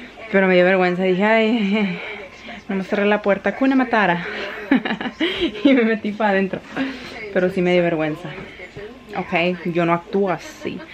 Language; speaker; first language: Spanish; early bilingual, heritage; Spanish